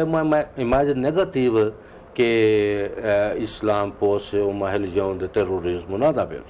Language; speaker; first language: Portuguese; non-native, learner; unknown